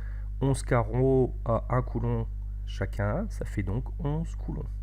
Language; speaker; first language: French; native; French